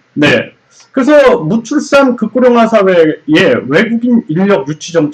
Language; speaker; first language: Korean; native; Korean